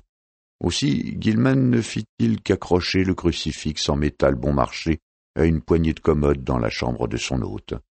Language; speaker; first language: French; native; French